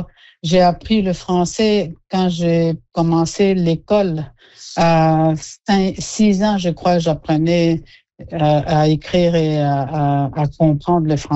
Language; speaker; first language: French; non-native, local second language; Innu-aimun